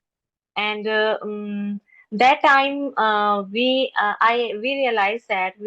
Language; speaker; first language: English; non-native, local second language; Hindi